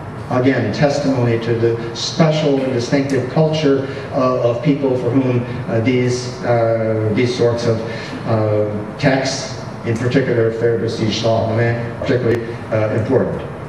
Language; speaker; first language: English; native; English